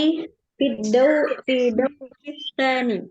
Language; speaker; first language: Arabic; non-native, learner; Indonesian